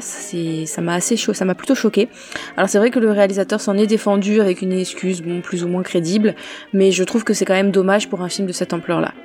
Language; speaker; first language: French; native; French